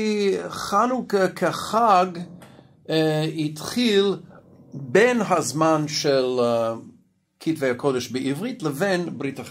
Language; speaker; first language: Hebrew; non-native, fluent; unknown